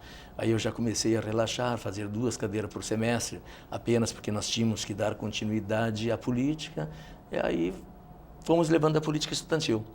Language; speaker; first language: Portuguese; native; Portuguese